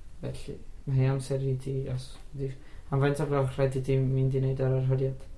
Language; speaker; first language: Welsh; non-native, learner; Spanish